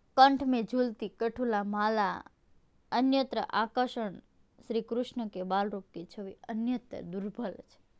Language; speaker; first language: Hindi; non-native, local second language; Gujarati